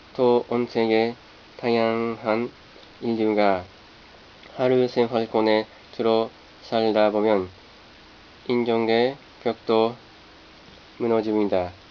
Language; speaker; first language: Korean; non-native, fluent; Japanese